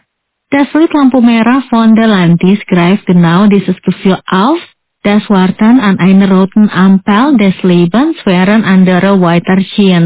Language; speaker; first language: German; non-native, fluent; Indonesian